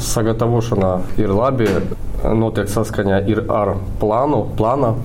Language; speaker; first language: Latvian; non-native, learner; Russian